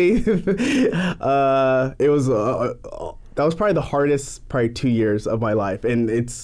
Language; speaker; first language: English; non-native, fluent; Japanese